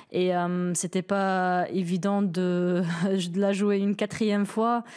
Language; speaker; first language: French; non-native, local second language; Arabic